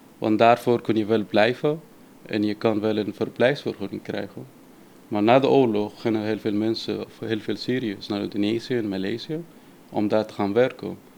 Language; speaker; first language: Dutch; non-native, fluent; Arabic